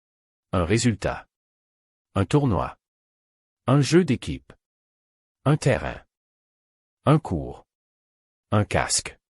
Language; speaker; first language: French; non-native, fluent; Arabic